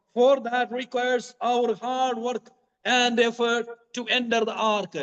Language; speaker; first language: English; non-native, local second language; Malayalam